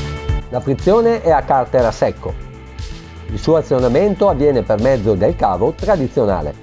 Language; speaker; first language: Italian; native; Italian